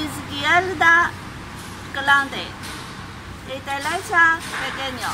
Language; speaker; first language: Spanish; non-native, learner; Chinese